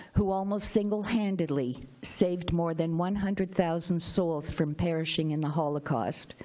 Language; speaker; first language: English; native; English